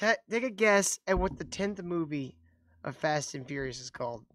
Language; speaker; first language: English; native; English